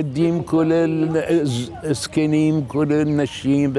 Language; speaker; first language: Hebrew; non-native, fluent; Arabic